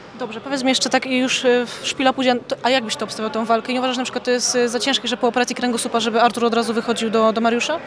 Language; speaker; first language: Polish; native; Polish